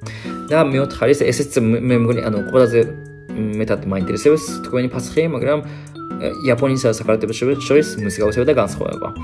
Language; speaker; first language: Georgian; non-native, fluent; Japanese